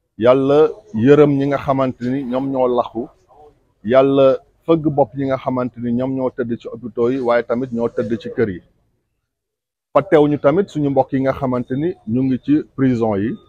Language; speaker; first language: Wolof; non-native, local second language; Jola-Fonyi